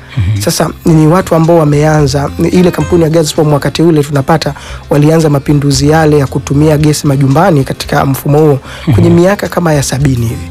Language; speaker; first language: Swahili; native; Swahili